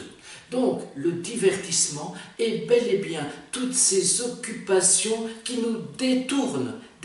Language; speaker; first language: French; native; French